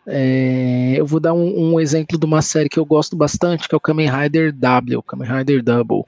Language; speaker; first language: Portuguese; native; Portuguese